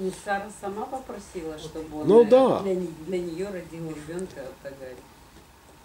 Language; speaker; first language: Russian; native; Russian